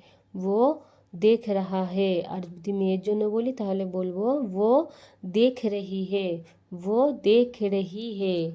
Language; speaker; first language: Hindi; non-native, fluent; Bangla